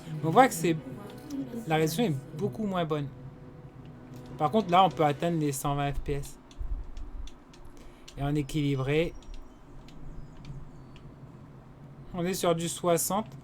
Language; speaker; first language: French; native; French